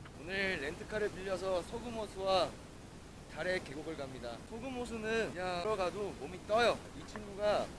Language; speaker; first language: Korean; native; Korean